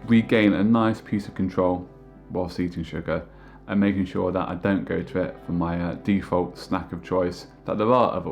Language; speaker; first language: English; native; English